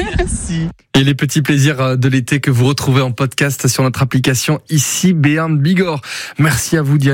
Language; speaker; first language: French; native; French